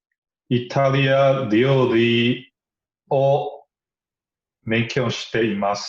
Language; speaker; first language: Japanese; non-native, learner; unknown